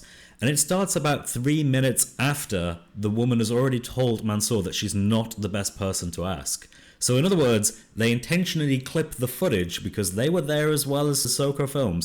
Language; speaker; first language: English; native; English